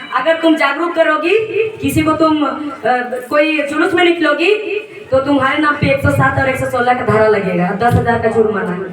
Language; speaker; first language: Hindi; native; Hindi